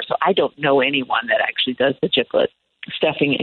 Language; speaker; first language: English; native; English